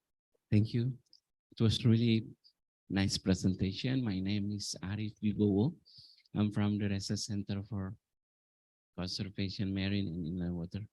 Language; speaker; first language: English; non-native, fluent; Indonesian